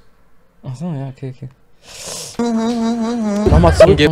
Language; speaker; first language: German; native; German